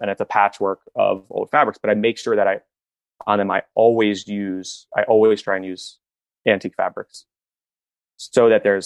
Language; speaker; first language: English; native; English